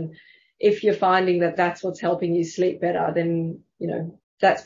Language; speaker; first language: English; native; English